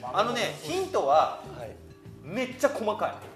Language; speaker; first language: Japanese; native; Japanese